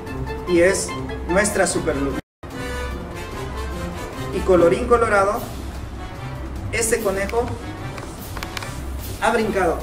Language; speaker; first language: Spanish; native; Spanish